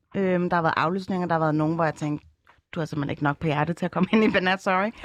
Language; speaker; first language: Danish; early bilingual, other home language; Arabic